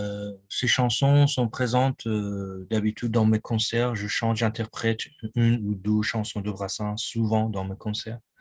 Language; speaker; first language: French; non-native, fluent; Persian